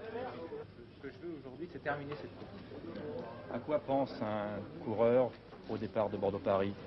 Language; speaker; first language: French; native; French